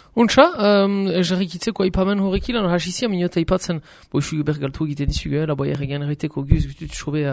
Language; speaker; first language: Basque; native; Basque